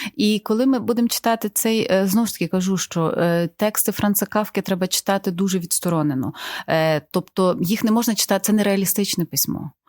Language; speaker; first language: Ukrainian; native; Ukrainian